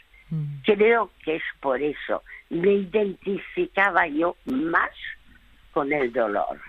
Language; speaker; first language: Spanish; early bilingual, other home language; French